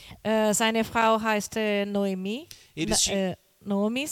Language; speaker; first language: German; non-native, learner; Portuguese